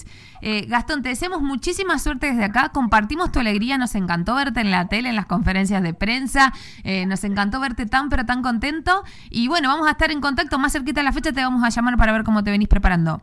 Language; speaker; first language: Spanish; native; Spanish